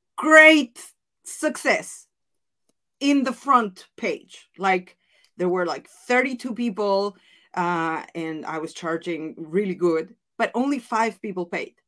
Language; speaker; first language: English; non-native, fluent; Spanish